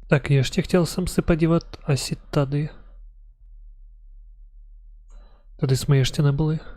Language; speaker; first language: Czech; non-native, learner; Ukrainian